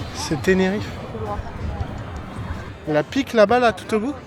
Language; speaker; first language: French; native; French